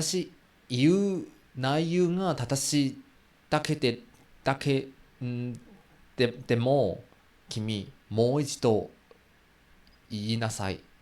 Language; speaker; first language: Japanese; non-native, learner; Chinese